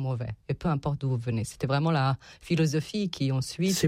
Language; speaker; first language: French; non-native, fluent; Serbian